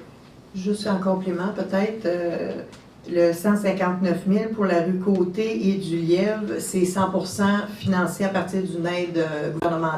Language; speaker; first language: French; native; French